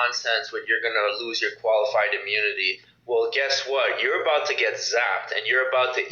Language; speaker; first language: English; native; English